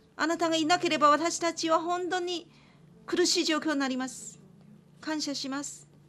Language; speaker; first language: Japanese; non-native, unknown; Chinese